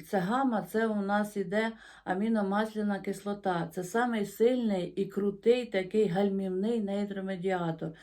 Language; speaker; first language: Ukrainian; non-native, local second language; Russian